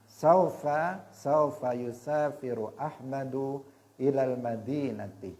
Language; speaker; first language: Arabic; non-native, fluent; Indonesian